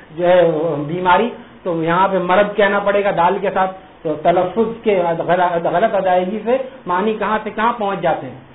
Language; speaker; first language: Urdu; native; Urdu